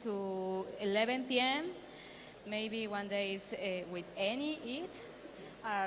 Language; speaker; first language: English; non-native, learner; Spanish